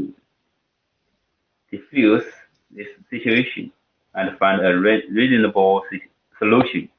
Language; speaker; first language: English; non-native, learner; Chinese